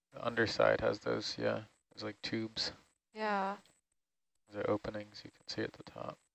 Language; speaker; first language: English; native; English